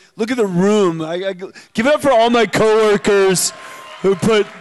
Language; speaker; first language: English; native; English